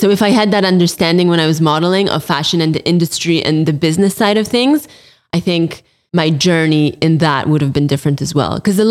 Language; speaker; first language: English; early bilingual, other home language; Polish